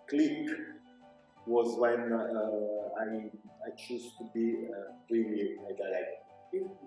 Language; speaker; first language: English; non-native, local second language; Italian